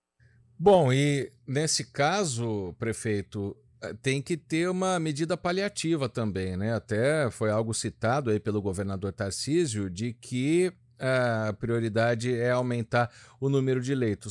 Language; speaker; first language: Portuguese; native; Portuguese